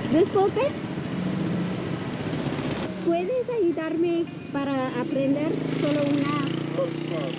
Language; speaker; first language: Spanish; non-native, learner; English